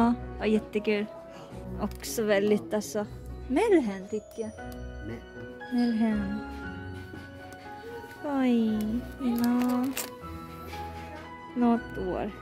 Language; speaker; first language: Swedish; non-native, learner; Japanese